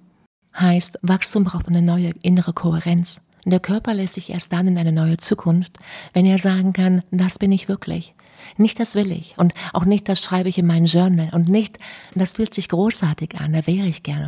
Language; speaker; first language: German; native; German